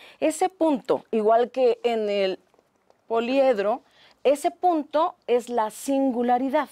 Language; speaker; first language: Spanish; native; Spanish